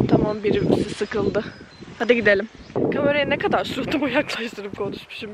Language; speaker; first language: Turkish; native; Turkish